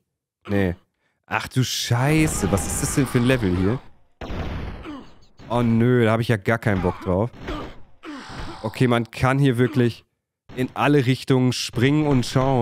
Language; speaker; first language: German; native; German